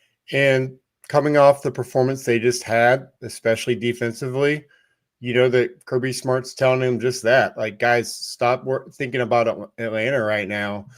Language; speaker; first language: English; native; English